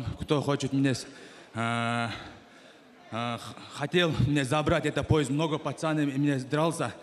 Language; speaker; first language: Russian; non-native, local second language; Kyrgyz